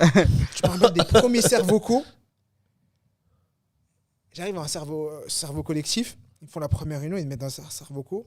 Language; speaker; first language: French; native; French